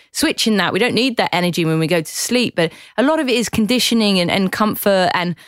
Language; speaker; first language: English; native; English